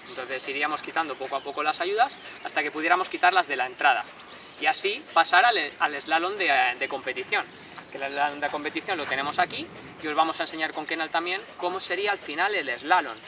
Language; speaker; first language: Spanish; native; Spanish